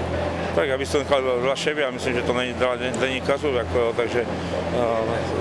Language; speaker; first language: Polish; non-native, learner; Czech